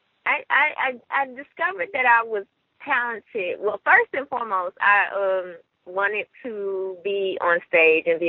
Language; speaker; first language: English; native; English